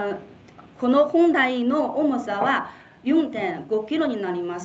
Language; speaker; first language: Japanese; non-native, fluent; Chinese